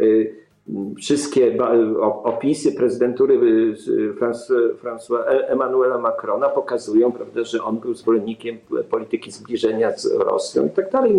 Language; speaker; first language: Polish; native; Polish